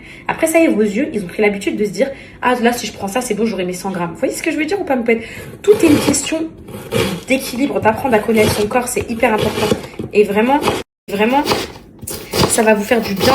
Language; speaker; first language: French; native; French